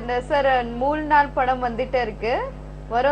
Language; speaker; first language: Tamil; non-native, local second language; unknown